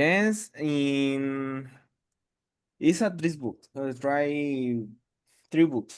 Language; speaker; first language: English; non-native, learner; Spanish